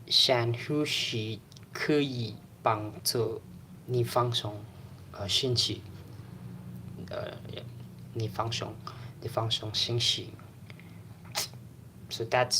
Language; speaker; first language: Chinese; non-native, learner; Indonesian